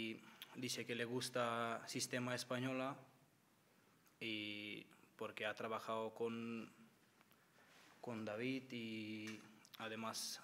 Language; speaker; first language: Spanish; non-native, learner; Macedonian